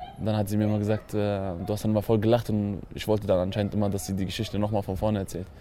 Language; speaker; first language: German; early bilingual, other home language; Kurdish